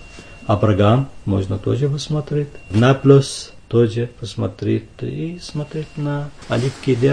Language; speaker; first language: Russian; non-native, fluent; Arabic